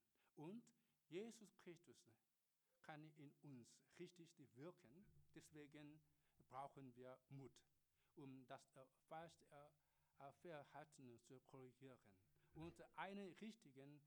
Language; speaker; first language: German; non-native, learner; Korean